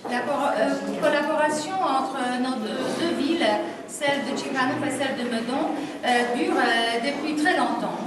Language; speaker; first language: French; non-native, fluent; Polish